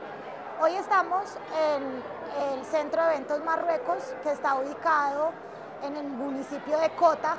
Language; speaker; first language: Spanish; native; Spanish